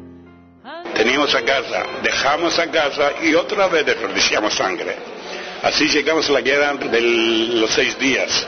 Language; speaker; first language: Spanish; non-native, fluent; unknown